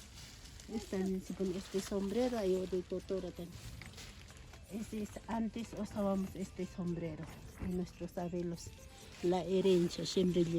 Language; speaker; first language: Spanish; non-native, local second language; Aymara